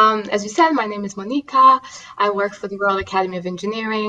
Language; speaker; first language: English; non-native, fluent; Romanian